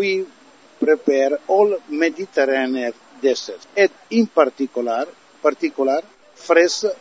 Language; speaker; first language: English; non-native, learner; Italian